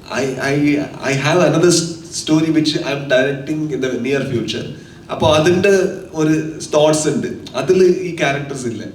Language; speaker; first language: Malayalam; non-native, local second language; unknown